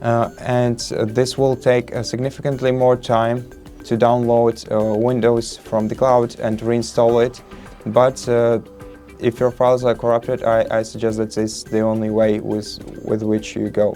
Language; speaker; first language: English; non-native, fluent; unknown